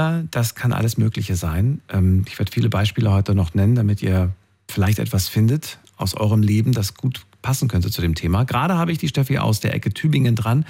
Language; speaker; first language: German; native; German